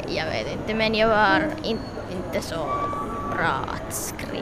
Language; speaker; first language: Swedish; non-native, local second language; Finnish